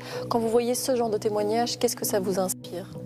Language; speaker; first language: French; native; French